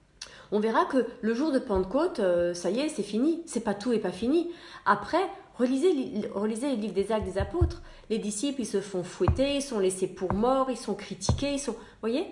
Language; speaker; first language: French; native; French